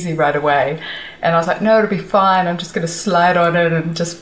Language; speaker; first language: English; native; English